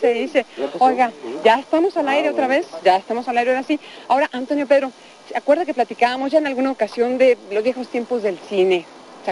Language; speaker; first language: Spanish; native; Spanish